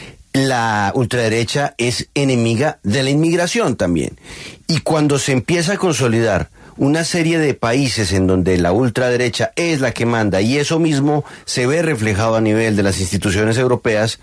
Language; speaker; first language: Spanish; native; Spanish